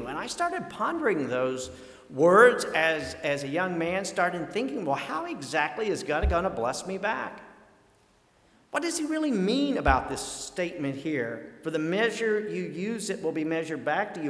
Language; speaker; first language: English; native; English